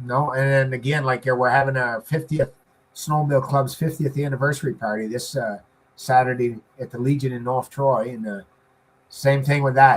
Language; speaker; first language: English; native; English